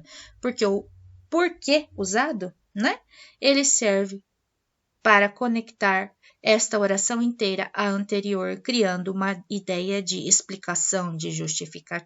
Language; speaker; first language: Portuguese; native; Portuguese